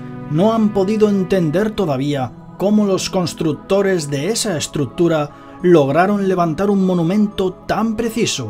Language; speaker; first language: Spanish; native; Spanish